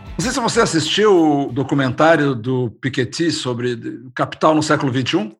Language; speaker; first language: Portuguese; native; Portuguese